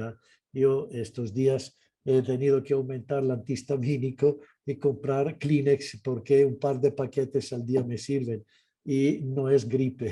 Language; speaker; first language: Spanish; non-native, fluent; Italian